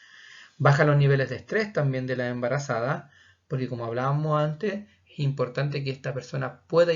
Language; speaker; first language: Spanish; native; Spanish